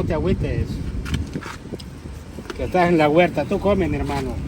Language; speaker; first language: Spanish; native; Spanish